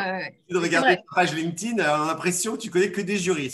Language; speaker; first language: French; native; French